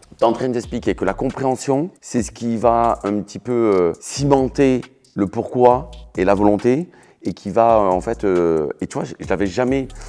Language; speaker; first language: French; native; French